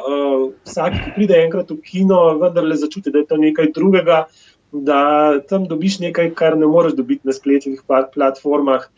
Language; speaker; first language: Slovenian; native; Slovenian